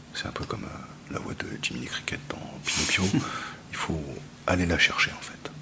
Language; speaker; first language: French; native; French